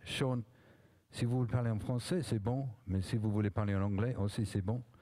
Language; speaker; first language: French; non-native, learner; English